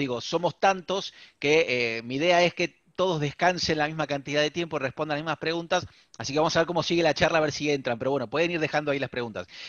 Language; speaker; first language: Spanish; native; Spanish